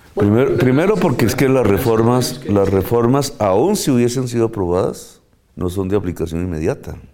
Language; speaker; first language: Spanish; native; Spanish